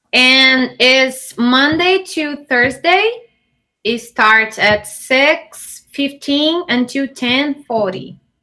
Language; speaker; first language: English; non-native, learner; Portuguese